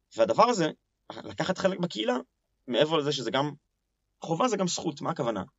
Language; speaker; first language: Hebrew; native; Hebrew